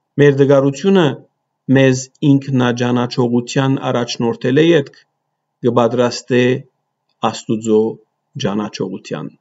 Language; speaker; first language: Armenian; early bilingual, heritage; Armenian